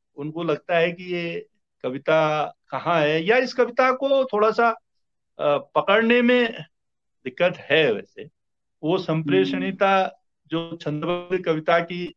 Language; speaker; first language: Hindi; native; Hindi